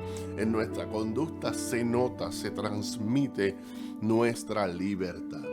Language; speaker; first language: Spanish; native; Spanish